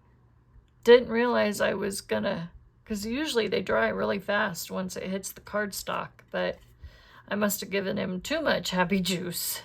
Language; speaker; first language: English; native; English